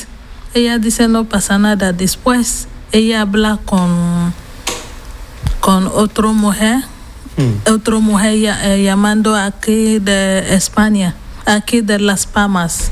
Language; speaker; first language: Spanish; non-native, learner; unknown